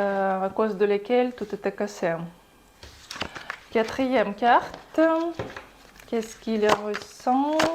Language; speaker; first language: French; non-native, fluent; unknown